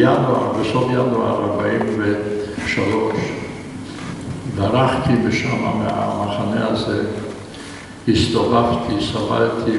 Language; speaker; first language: Hebrew; non-native, fluent; Polish